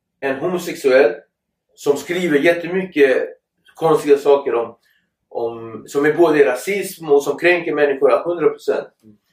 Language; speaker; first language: Swedish; early bilingual, other home language; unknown